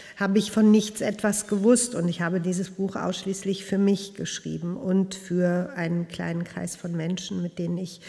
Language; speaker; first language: German; native; German